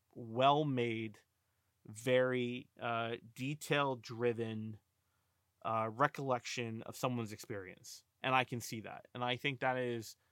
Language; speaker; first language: English; early bilingual, other home language; Polish